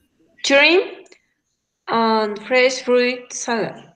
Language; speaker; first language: English; non-native, learner; Spanish